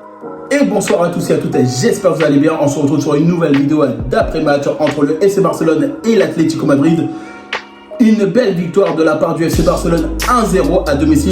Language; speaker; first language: French; native; French